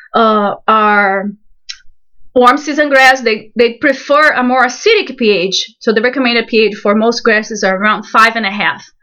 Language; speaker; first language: English; non-native, fluent; Portuguese